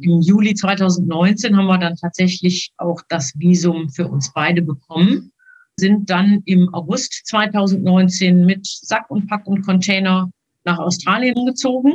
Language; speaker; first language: German; native; German